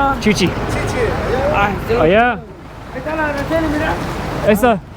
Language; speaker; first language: Spanish; non-native, learner; Turkish